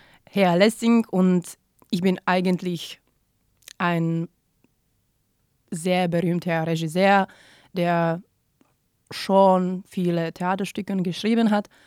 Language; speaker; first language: German; non-native, fluent; Czech